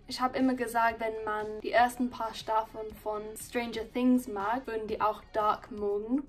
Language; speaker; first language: German; non-native, fluent; English